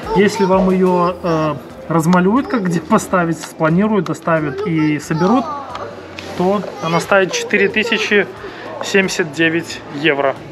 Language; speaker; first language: Russian; native; Russian